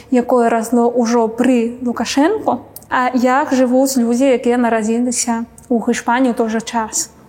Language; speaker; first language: Belarusian; non-native, fluent; Spanish